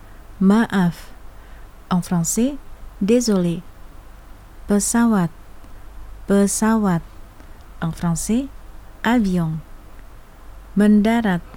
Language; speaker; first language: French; non-native, fluent; Indonesian